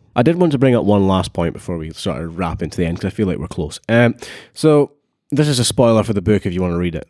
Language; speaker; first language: English; native; English